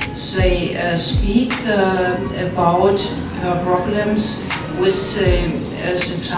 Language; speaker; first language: English; non-native, learner; German